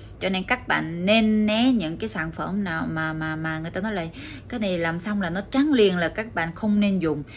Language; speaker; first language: Vietnamese; early bilingual, heritage; Korean